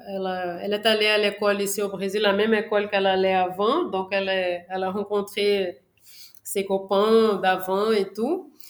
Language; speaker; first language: French; non-native, fluent; Portuguese